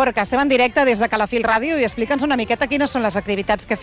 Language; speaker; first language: Catalan; native; Catalan